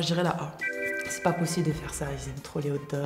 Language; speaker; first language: French; native; French